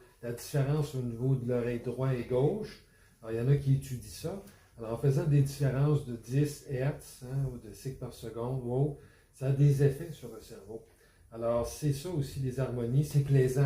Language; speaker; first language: French; native; French